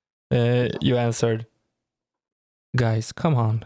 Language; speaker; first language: English; non-native, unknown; Swedish